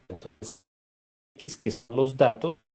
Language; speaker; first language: Spanish; native; Spanish